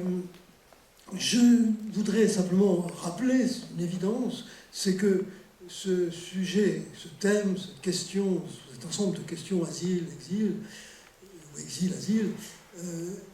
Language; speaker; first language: French; native; French